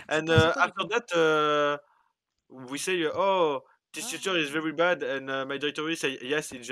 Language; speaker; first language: English; non-native, learner; French